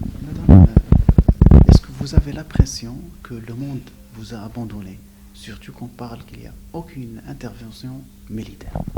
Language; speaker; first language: French; non-native, local second language; Arabic